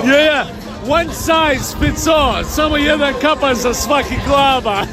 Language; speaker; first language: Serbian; early bilingual, heritage; Croatian